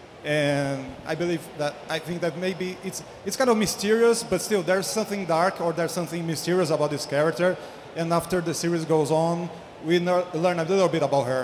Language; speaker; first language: English; non-native, fluent; Portuguese